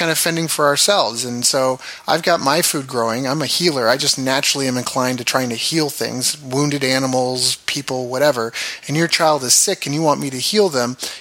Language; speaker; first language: English; native; English